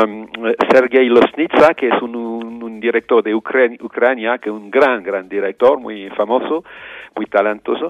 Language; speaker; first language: Spanish; non-native, learner; French